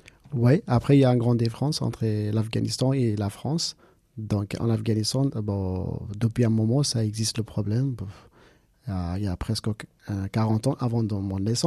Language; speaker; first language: French; non-native, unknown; Persian